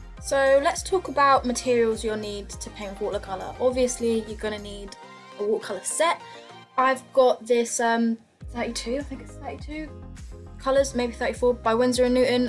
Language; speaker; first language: English; native; English